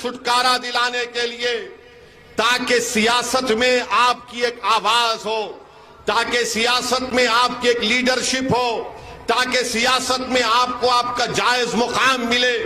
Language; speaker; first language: Urdu; native; Urdu